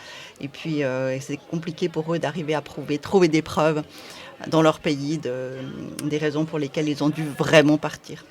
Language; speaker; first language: French; native; French